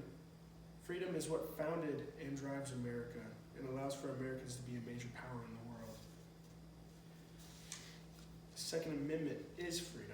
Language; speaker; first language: English; native; English